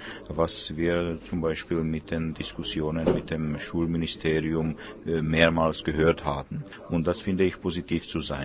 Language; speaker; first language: German; non-native, fluent; Czech